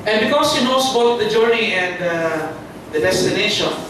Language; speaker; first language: English; non-native, local second language; Filipino